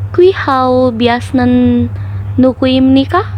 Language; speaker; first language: Korean; non-native, learner; Indonesian